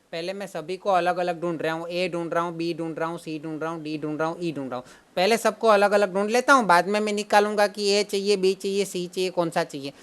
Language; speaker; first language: Hindi; non-native, local second language; Gujarati